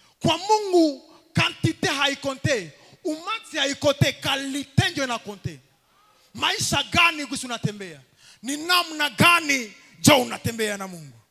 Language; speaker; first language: Swahili; native; Swahili